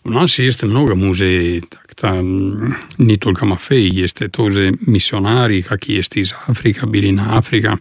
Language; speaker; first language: Russian; non-native, learner; Italian